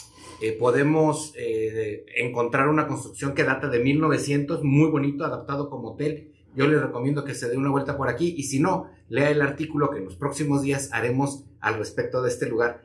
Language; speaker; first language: Spanish; native; Spanish